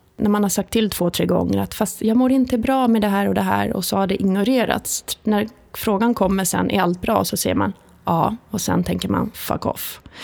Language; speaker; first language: Swedish; early bilingual, other home language; Italian